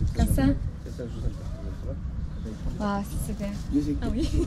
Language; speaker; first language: French; non-native, learner; Ukrainian